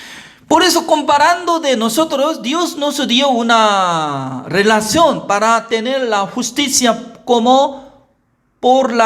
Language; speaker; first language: Spanish; non-native, learner; Korean